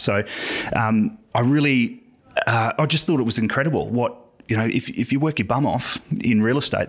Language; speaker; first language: English; native; English